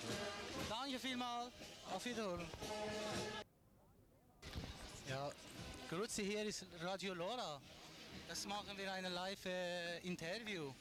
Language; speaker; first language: German; non-native, learner; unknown